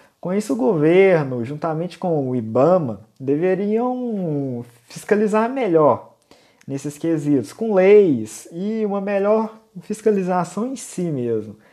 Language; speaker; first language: Portuguese; native; Portuguese